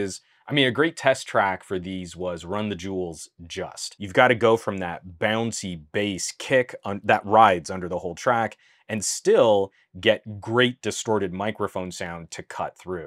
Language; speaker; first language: English; native; English